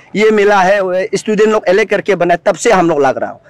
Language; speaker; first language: Hindi; non-native, local second language; Nyishi